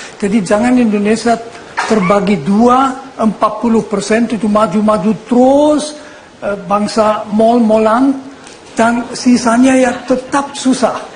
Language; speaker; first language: Indonesian; non-native, fluent; German